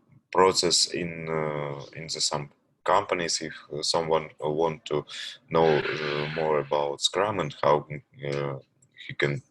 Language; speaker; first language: English; non-native, learner; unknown